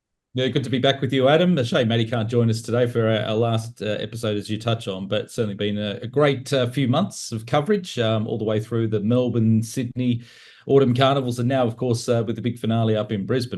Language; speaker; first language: English; native; English